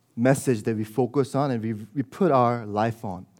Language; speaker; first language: English; early bilingual, other home language; Korean